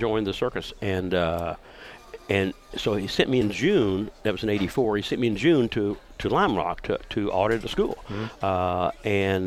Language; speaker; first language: English; native; English